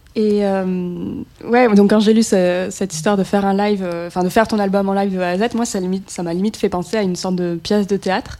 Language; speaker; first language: French; native; French